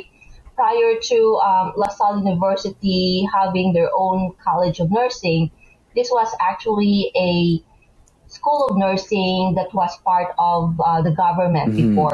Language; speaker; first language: English; non-native, local second language; Hiligaynon